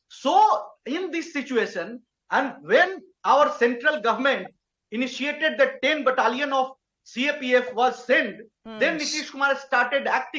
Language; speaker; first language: English; non-native, local second language; Hindi